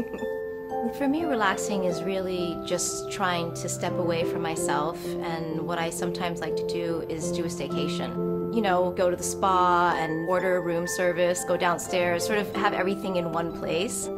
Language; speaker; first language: English; early bilingual, other home language; Chinese